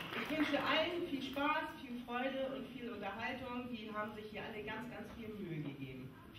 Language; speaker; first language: German; native; German